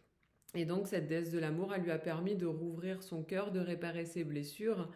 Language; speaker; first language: French; native; French